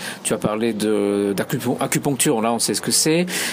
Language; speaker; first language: French; native; French